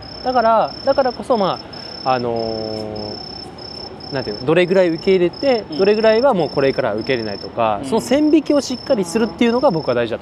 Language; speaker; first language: Japanese; native; Japanese